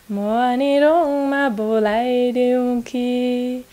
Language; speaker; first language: Nepali; non-native, fluent; Dutch